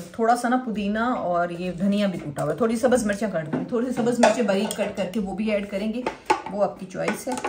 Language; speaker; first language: Urdu; native; Urdu